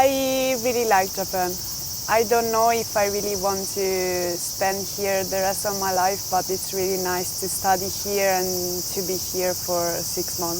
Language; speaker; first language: English; non-native, fluent; Italian